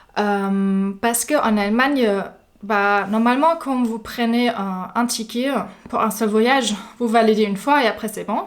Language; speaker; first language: French; non-native, fluent; German